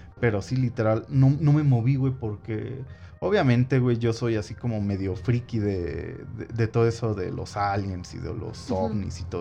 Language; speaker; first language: Spanish; native; Spanish